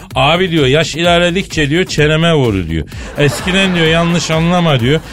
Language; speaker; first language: Turkish; native; Turkish